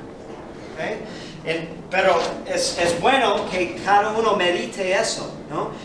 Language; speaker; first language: Spanish; non-native, fluent; English